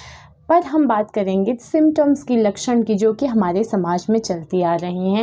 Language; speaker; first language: Hindi; native; Hindi